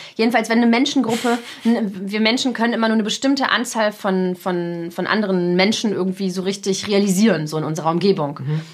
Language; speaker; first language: German; early bilingual, other home language; Russian